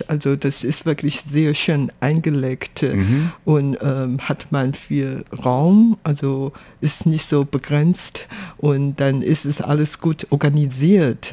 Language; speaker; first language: German; non-native, fluent; Chinese